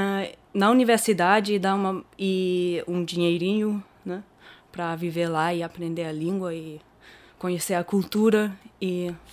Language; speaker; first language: Portuguese; early bilingual, heritage; German